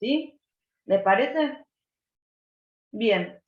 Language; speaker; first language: Spanish; native; Spanish